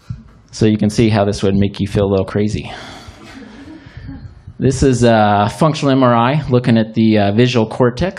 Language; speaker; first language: English; native; English